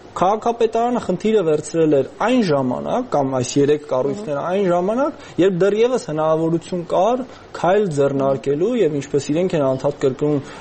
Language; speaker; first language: Armenian; native; Armenian